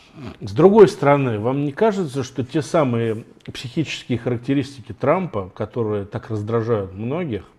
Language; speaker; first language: Russian; native; Russian